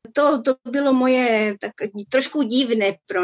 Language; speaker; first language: Czech; early bilingual, other home language; Spanish